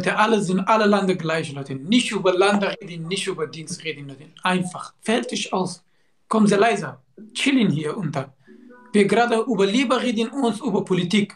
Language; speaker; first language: German; non-native, learner; Arabic